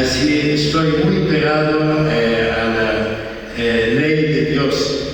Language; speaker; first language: Spanish; non-native, fluent; Arabic